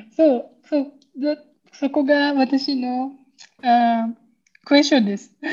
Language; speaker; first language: Japanese; native; Japanese